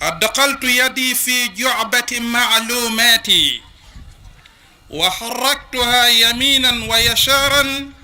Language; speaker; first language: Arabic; non-native, fluent; Wolof